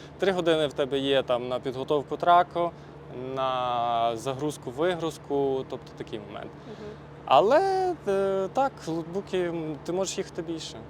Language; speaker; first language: Ukrainian; native; Ukrainian